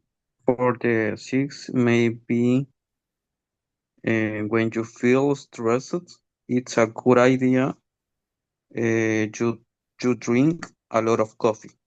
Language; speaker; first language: English; non-native, learner; Spanish